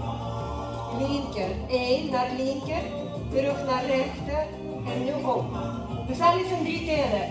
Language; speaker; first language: Dutch; non-native, learner; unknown